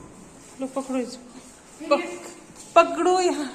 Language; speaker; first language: Hindi; native; Hindi